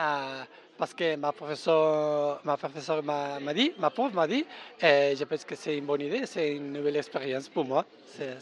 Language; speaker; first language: French; non-native, learner; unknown